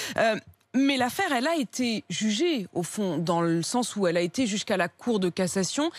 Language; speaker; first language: French; native; French